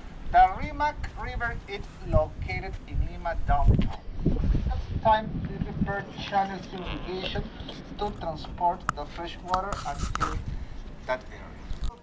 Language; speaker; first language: English; non-native, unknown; Spanish